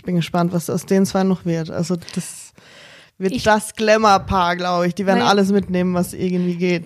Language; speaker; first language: German; native; German